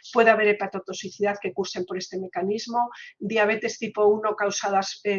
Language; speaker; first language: Spanish; native; Spanish